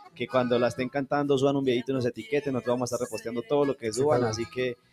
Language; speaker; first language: Spanish; native; Spanish